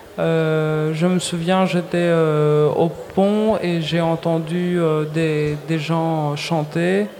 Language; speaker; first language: French; non-native, fluent; Greek